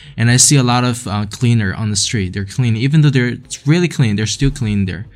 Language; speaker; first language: English; non-native, fluent; Chinese